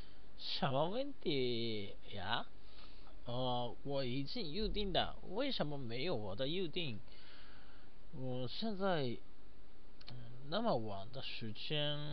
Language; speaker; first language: Chinese; non-native, learner; Japanese